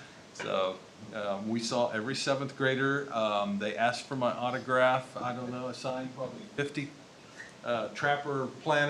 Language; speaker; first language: English; native; English